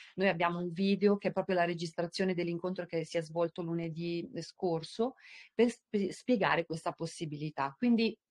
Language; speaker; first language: Italian; native; Italian